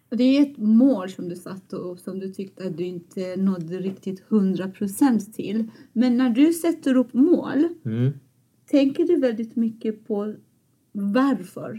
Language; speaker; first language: Swedish; non-native, fluent; Persian